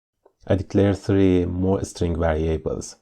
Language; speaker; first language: English; non-native, fluent; Persian